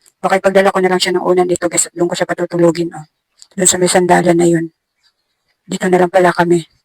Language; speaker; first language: Filipino; non-native, local second language; Cebuano